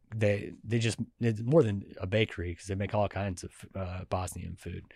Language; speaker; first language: English; native; English